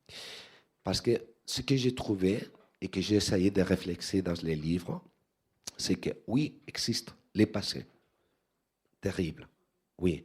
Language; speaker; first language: French; non-native, fluent; Spanish